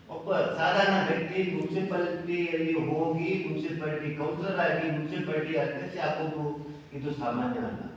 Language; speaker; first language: Kannada; non-native, local second language; Hindi